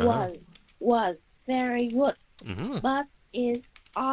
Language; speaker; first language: English; non-native, learner; Vietnamese